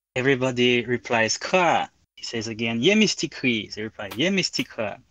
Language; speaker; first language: English; non-native, fluent; French